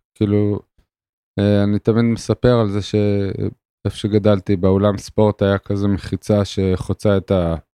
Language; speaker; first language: Hebrew; native; Hebrew